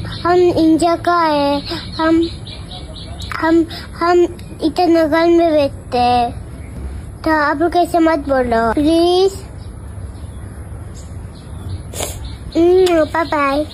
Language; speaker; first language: Hindi; non-native, local second language; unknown